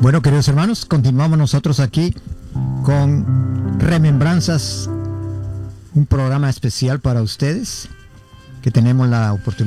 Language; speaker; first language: Spanish; native; Spanish